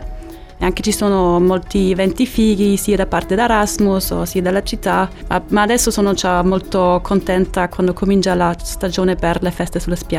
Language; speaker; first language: Italian; non-native, fluent; German